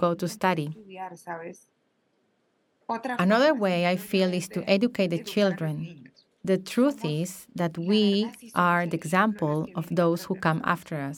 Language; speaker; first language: English; non-native, fluent; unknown